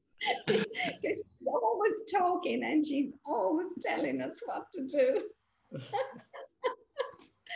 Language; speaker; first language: English; native; English